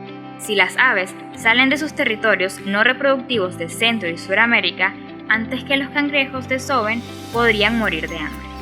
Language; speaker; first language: Spanish; native; Spanish